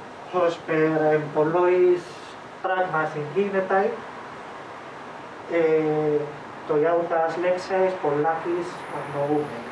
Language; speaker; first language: Greek; non-native, fluent; Spanish